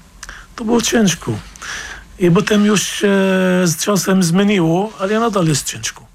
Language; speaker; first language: Polish; non-native, fluent; Arabic